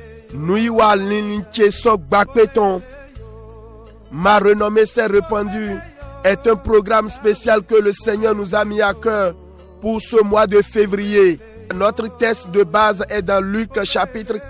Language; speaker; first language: French; non-native, local second language; Fon